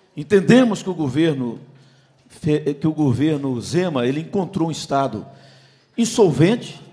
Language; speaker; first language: Portuguese; native; Portuguese